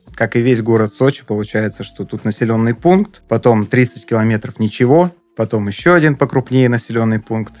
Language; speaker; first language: Russian; native; Russian